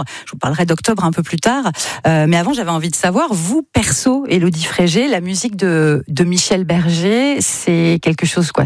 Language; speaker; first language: French; native; French